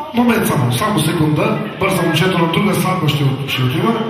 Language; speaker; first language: Bulgarian; non-native, local second language; Turkish